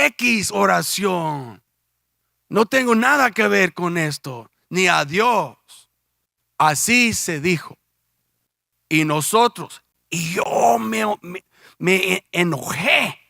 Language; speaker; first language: Spanish; early bilingual, heritage; Spanish